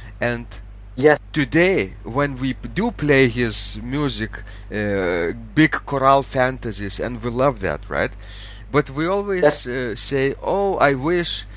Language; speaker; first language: English; non-native, fluent; Lithuanian